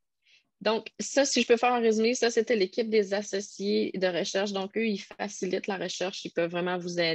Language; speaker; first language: French; native; French